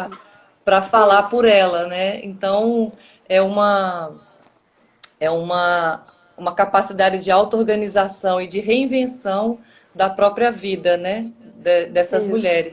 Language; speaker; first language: Portuguese; native; Portuguese